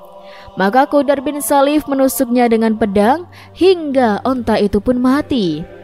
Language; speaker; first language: Indonesian; native; Indonesian